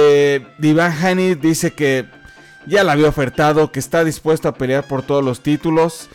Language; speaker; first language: Spanish; native; Spanish